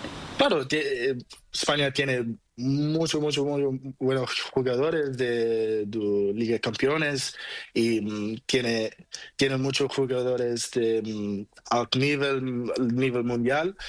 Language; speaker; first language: Spanish; non-native, learner; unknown